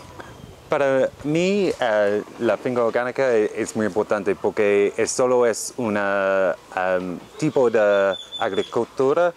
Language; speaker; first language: Spanish; non-native, learner; English